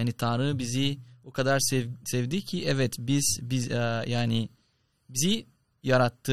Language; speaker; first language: Turkish; non-native, learner; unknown